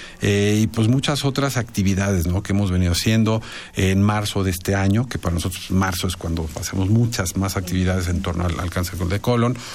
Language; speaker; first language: Spanish; native; Spanish